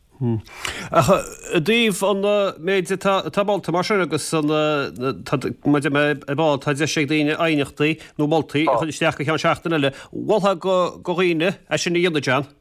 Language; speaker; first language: Irish; native; Irish